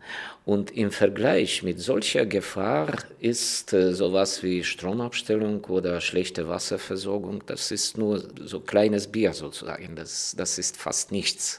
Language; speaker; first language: German; non-native, fluent; Ukrainian